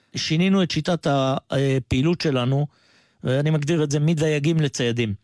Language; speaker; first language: Hebrew; native; Hebrew